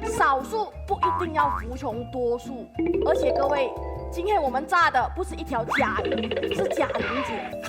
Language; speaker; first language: Chinese; native; Chinese